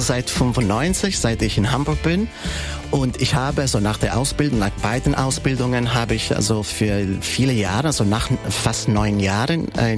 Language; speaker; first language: German; non-native, fluent; Italian